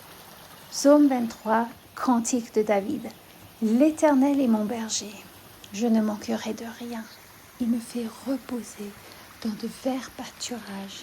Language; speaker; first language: French; native; French